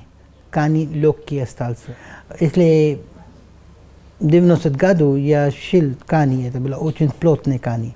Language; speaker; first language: Russian; non-native, learner; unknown